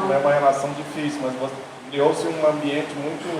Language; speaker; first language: Portuguese; native; Portuguese